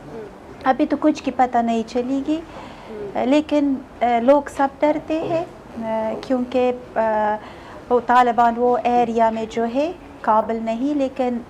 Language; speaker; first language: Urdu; non-native, fluent; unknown